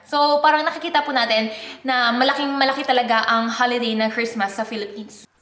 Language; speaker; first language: Filipino; non-native, fluent; Korean